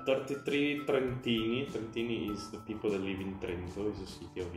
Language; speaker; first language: English; non-native, fluent; Italian